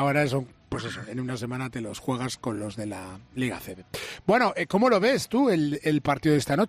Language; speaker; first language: Spanish; native; Spanish